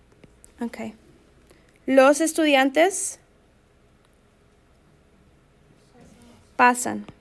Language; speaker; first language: Spanish; non-native, fluent; English